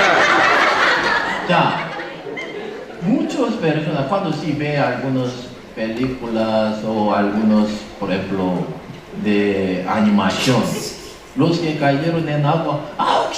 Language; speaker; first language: Spanish; non-native, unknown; Korean